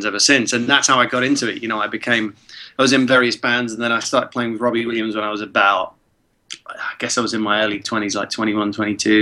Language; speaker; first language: English; early bilingual, other home language; Czech